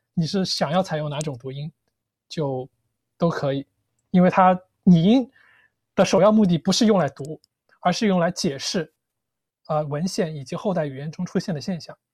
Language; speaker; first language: Chinese; native; Chinese